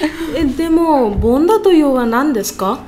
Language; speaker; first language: Japanese; non-native, learner; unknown